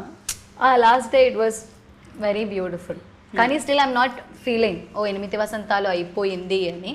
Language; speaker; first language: Telugu; non-native, learner; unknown